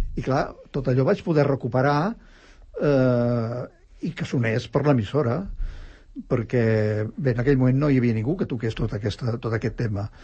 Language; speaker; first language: Catalan; native; Catalan